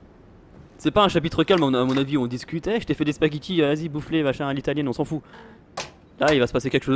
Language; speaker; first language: French; native; French